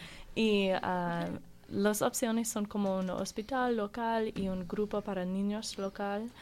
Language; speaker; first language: Spanish; non-native, learner; English